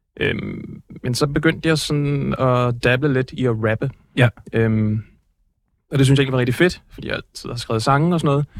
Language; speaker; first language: Danish; native; Danish